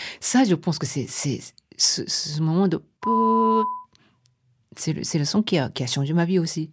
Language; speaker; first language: French; non-native, fluent; Japanese